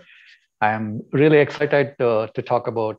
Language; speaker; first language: English; non-native, local second language; Kannada